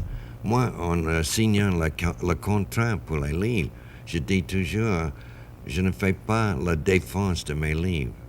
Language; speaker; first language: French; non-native, fluent; English